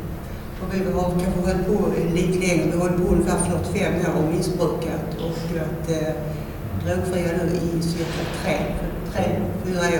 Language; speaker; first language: Swedish; native; Swedish